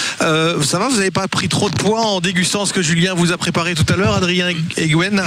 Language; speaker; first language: French; native; French